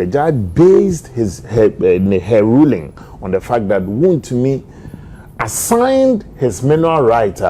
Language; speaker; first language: English; non-native, local second language; Akan